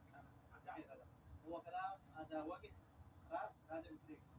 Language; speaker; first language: Arabic; non-native, learner; Filipino